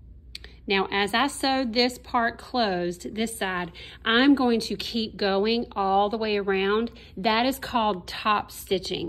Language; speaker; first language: English; native; English